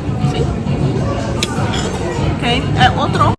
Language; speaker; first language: Spanish; non-native, learner; Russian